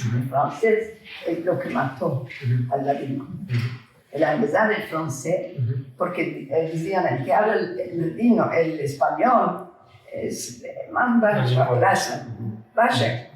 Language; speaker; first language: Spanish; early bilingual, heritage; Ladino